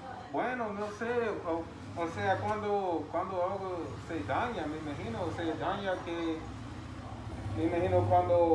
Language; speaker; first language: Spanish; non-native, fluent; English